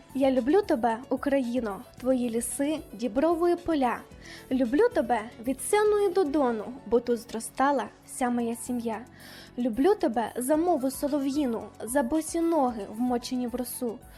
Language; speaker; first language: Ukrainian; native; Ukrainian